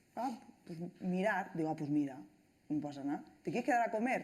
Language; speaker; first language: Spanish; non-native, local second language; Catalan